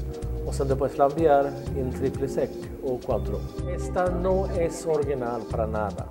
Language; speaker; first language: Spanish; non-native, learner; Swedish